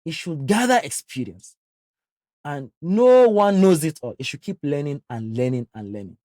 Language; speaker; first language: English; non-native, local second language; Yoruba